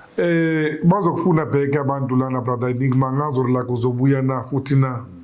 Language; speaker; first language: Zulu; native; Zulu